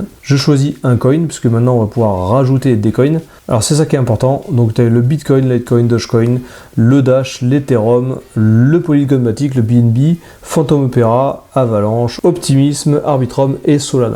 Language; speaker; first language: French; native; French